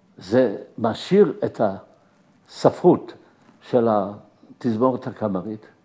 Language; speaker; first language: Hebrew; early bilingual, other home language; German